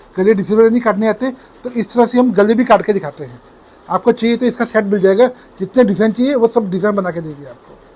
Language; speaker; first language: Hindi; native; Hindi